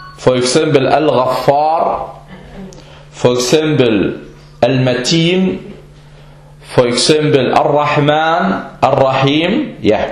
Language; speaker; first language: Danish; non-native, fluent; Arabic